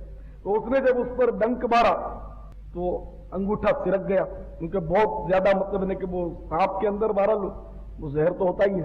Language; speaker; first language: Urdu; native; Urdu